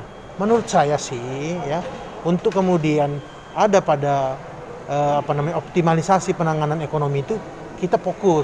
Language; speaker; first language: Indonesian; native; Indonesian